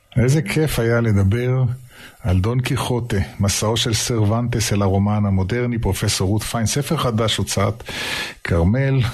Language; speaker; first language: Hebrew; native; Hebrew